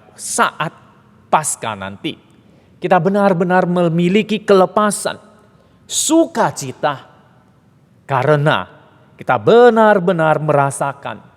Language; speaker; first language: Indonesian; native; Indonesian